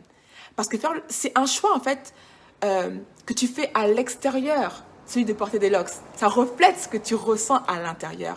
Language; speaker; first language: French; native; French